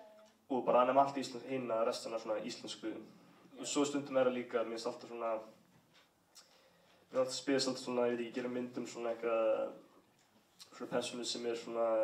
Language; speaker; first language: Icelandic; early bilingual, heritage; English